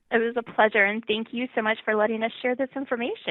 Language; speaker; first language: English; native; English